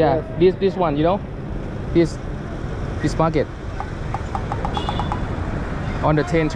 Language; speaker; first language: English; non-native, learner; Thai